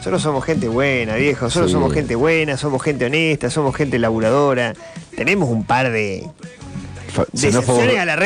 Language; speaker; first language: Spanish; native; Spanish